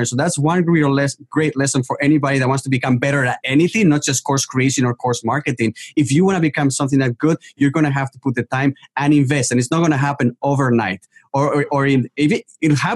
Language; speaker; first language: English; non-native, fluent; Spanish